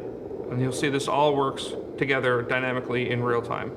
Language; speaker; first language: English; native; English